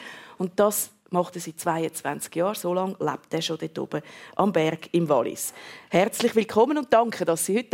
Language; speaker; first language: German; native; German